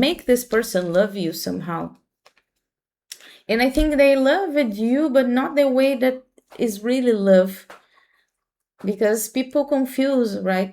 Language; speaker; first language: English; non-native, fluent; Portuguese